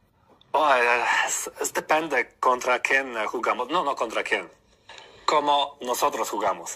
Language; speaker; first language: Spanish; non-native, learner; Polish